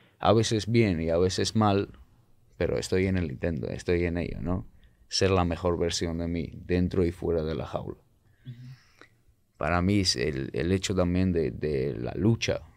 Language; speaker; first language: Spanish; non-native, fluent; Georgian